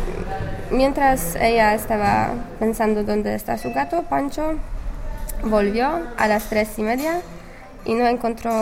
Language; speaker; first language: Spanish; non-native, learner; English